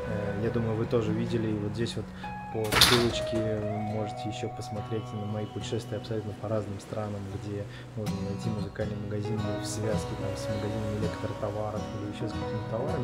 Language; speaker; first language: Russian; native; Russian